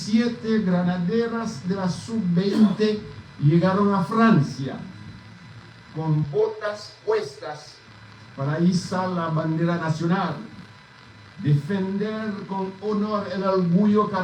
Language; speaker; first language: Spanish; non-native, fluent; Haitian Creole